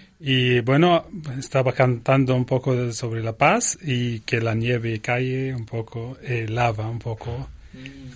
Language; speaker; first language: Spanish; non-native, learner; Arabic